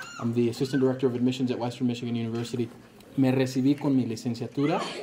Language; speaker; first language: English; early bilingual, other home language; Spanish